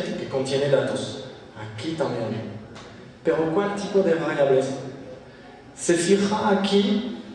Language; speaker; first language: Spanish; non-native, fluent; French